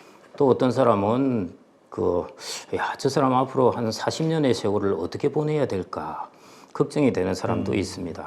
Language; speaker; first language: Korean; native; Korean